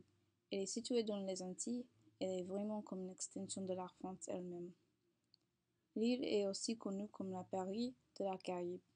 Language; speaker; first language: French; non-native, learner; English